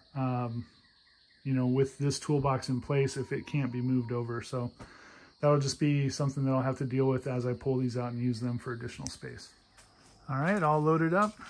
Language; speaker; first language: English; native; English